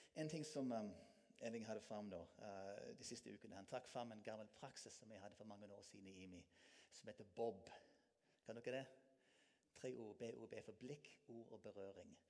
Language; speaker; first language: Norwegian; non-native, fluent; English